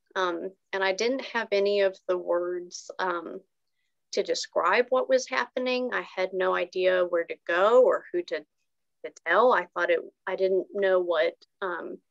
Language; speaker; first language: English; native; English